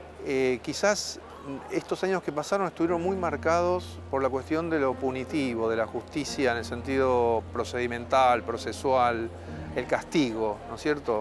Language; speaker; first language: Spanish; native; Spanish